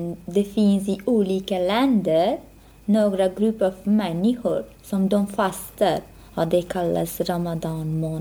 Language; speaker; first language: Swedish; non-native, learner; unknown